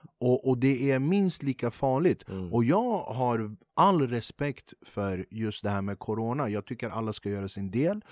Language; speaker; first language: Swedish; early bilingual, other home language; Kurdish